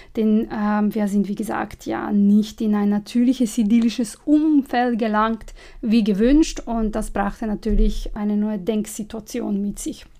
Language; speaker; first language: German; non-native, fluent; Serbian